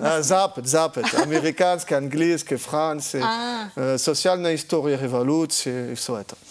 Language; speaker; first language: Russian; early bilingual, heritage; French